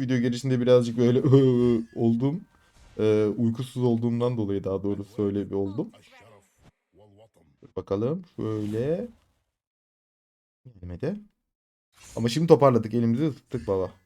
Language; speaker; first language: Turkish; native; Turkish